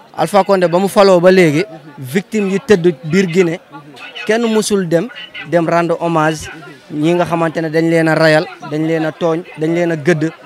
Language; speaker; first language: Wolof; non-native, fluent; Fula